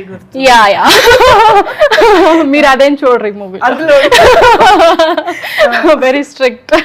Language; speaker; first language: Telugu; native; Telugu